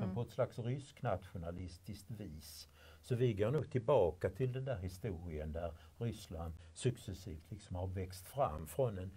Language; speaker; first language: Swedish; native; Swedish